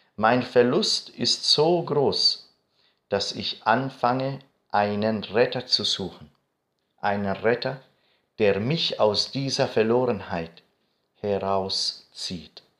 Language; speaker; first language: German; non-native, fluent; Arabic